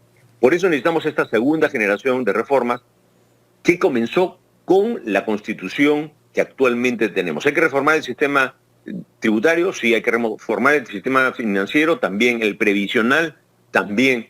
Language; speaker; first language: Spanish; native; Spanish